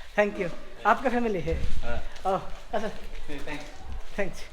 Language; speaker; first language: Hindi; non-native, learner; Bangla